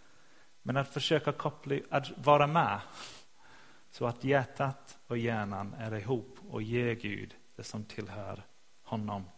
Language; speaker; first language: Swedish; non-native, fluent; English